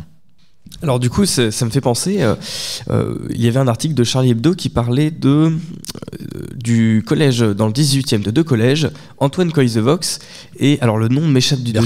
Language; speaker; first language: French; native; French